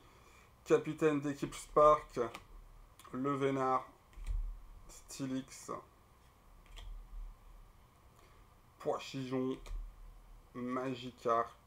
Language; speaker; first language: French; native; French